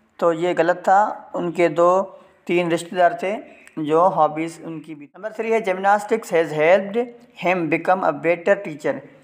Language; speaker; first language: Urdu; non-native, local second language; Sindhi